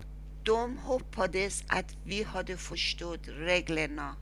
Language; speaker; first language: Swedish; non-native, learner; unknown